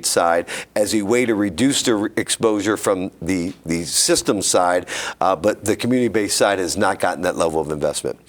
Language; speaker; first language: English; native; English